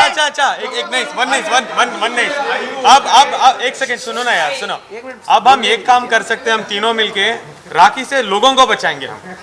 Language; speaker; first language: Hindi; native; Hindi